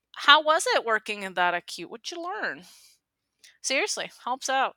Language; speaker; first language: English; non-native, fluent; Spanish